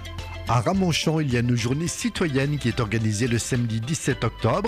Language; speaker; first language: French; native; French